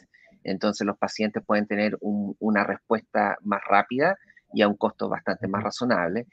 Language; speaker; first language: Spanish; native; Spanish